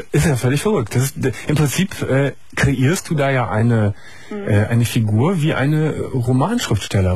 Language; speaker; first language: German; native; German